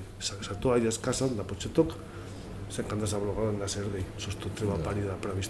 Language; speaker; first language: Macedonian; non-native, learner; Spanish